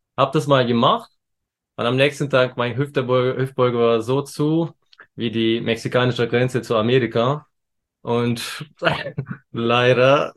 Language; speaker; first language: German; early bilingual, other home language; Turkish